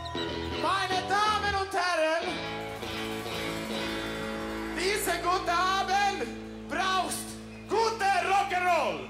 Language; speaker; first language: German; non-native, learner; Swedish